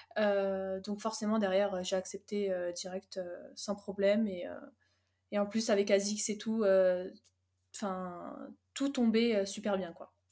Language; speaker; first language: French; early bilingual, other home language; Arabic